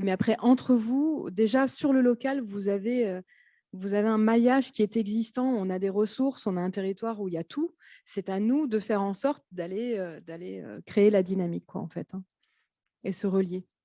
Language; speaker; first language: French; native; French